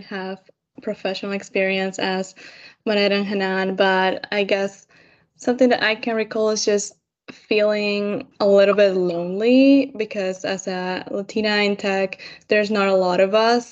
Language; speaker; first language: English; non-native, fluent; Spanish